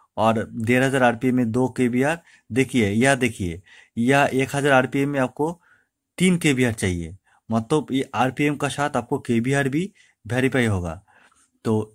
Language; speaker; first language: Hindi; non-native, local second language; Bangla